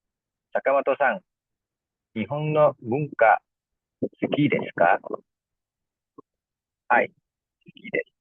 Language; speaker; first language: Japanese; non-native, learner; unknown